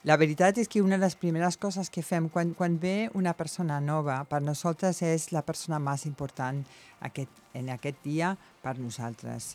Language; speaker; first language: Catalan; non-native, local second language; Spanish